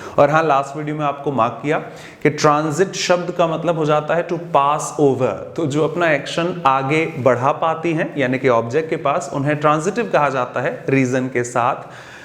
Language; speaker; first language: Hindi; native; Hindi